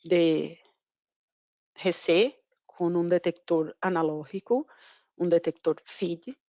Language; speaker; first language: Spanish; non-native, fluent; Portuguese